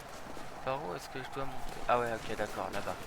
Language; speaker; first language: French; native; French